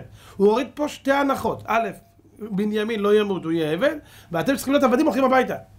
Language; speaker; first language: Hebrew; native; Hebrew